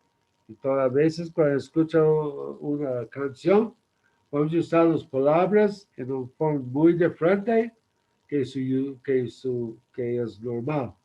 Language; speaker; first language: Spanish; non-native, learner; English